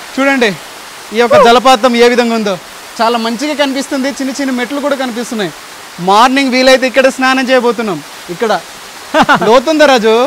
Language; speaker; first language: Telugu; non-native, local second language; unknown